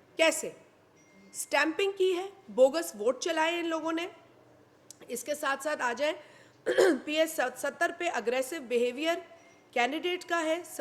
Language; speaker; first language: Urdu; non-native, local second language; Sindhi